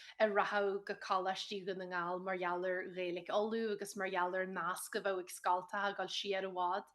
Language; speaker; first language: Irish; native; Irish